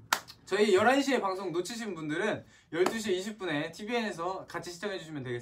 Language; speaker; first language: Korean; native; Korean